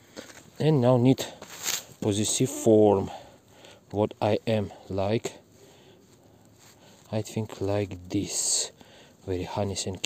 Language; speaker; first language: English; non-native, learner; Russian